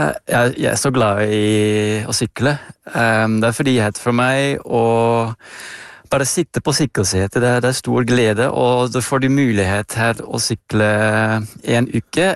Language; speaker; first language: Norwegian; non-native, fluent; Dutch